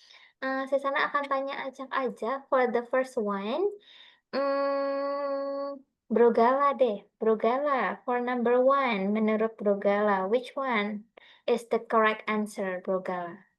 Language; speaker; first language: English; non-native, fluent; Indonesian